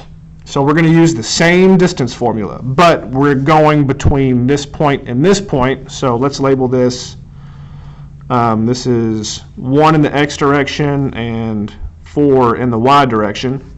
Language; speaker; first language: English; native; English